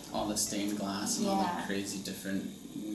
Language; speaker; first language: English; native; English